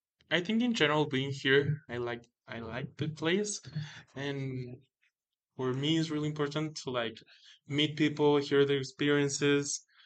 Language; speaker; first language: English; non-native, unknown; Spanish